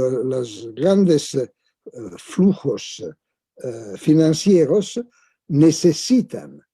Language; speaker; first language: Spanish; non-native, fluent; Italian